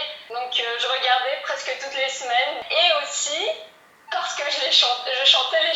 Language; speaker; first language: French; early bilingual, heritage; Portuguese